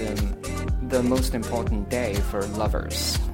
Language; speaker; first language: English; non-native, fluent; Chinese